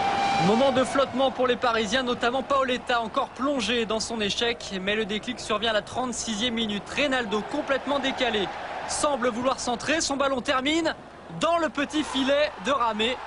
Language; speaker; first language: French; native; French